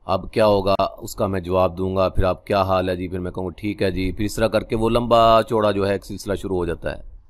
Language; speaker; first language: Urdu; native; Urdu